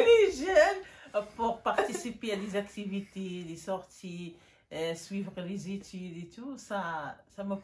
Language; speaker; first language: French; non-native, local second language; Arabic